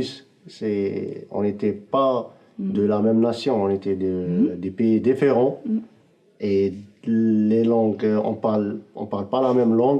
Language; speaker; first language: French; non-native, fluent; Arabic